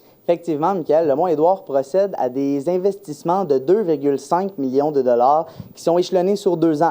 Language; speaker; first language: French; native; French